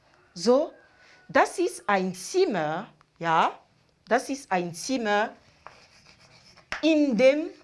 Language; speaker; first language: German; non-native, fluent; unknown